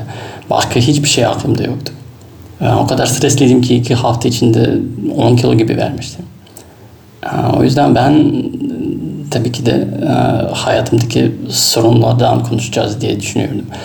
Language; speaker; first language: Turkish; non-native, fluent; Russian